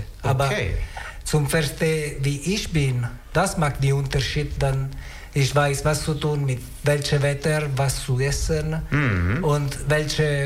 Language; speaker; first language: German; non-native, learner; Italian